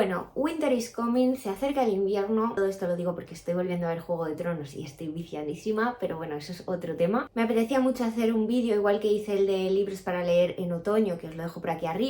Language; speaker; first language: Spanish; native; Spanish